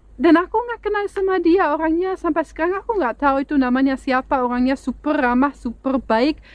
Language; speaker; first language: Indonesian; non-native, fluent; German